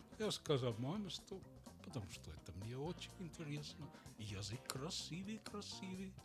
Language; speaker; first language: Russian; non-native, learner; Finnish